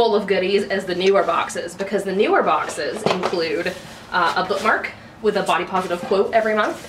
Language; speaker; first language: English; native; English